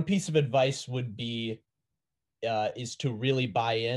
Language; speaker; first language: English; native; English